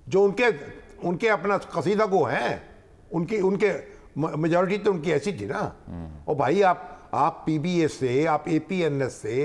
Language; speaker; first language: Urdu; native; Urdu